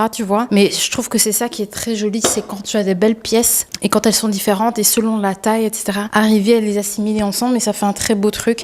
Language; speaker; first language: French; native; French